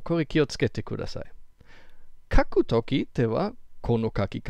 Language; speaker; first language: Japanese; non-native, fluent; German